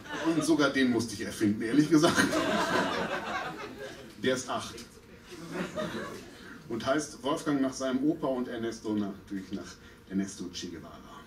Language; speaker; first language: German; native; German